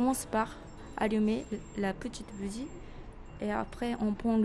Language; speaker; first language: French; non-native, fluent; Japanese